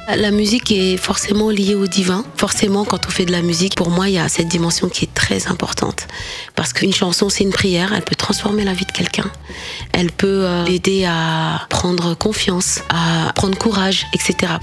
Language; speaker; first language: French; non-native, local second language; Wolof